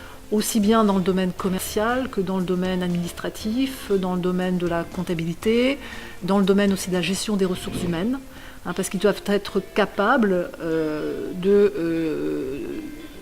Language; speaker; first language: French; native; French